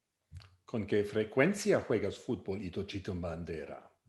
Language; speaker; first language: Spanish; non-native, fluent; English